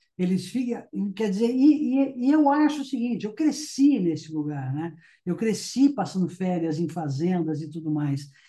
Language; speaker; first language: Portuguese; native; Portuguese